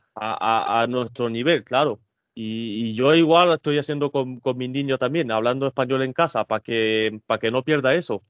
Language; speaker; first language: Spanish; early bilingual, other home language; French